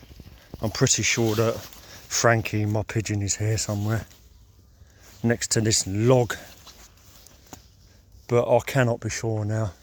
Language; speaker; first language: English; native; English